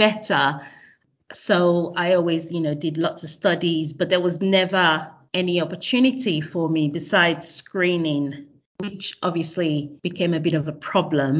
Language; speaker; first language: English; non-native, local second language; Yoruba